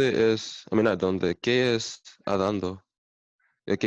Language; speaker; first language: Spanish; non-native, learner; English